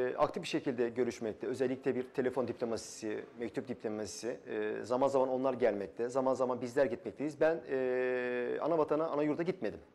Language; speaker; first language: Turkish; early bilingual, other home language; Kazakh